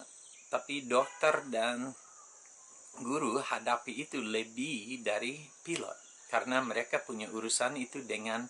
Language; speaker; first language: Indonesian; non-native, fluent; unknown